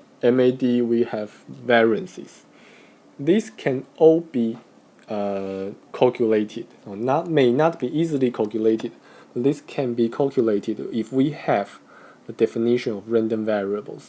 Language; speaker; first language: English; non-native, fluent; Chinese